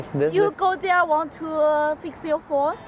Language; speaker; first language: English; non-native, learner; Chinese